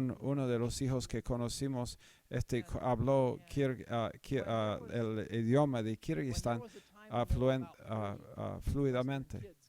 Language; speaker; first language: Spanish; non-native, fluent; English